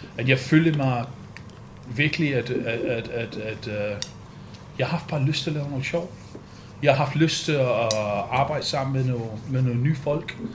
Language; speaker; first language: Danish; non-native, fluent; English